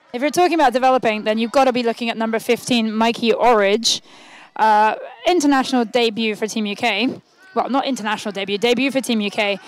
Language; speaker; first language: English; native; English